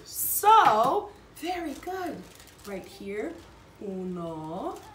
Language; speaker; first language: English; native; English